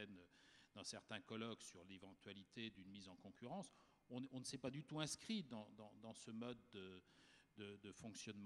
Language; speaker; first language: French; native; French